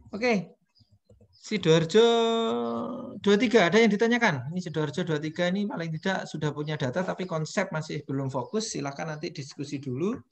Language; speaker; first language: Indonesian; non-native, local second language; Javanese